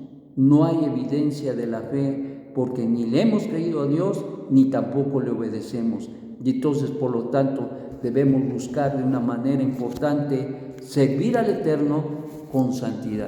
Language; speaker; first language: Spanish; native; Spanish